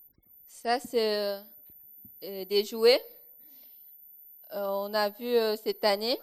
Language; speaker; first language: French; non-native, local second language; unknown